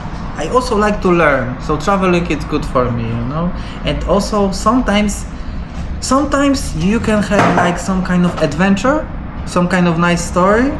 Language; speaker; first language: English; non-native, learner; Polish